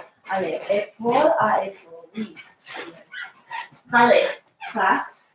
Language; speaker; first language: French; non-native, learner; English